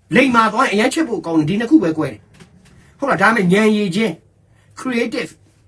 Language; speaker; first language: Burmese; native; Burmese